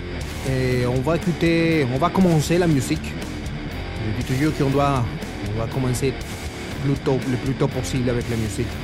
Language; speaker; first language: French; non-native, fluent; Spanish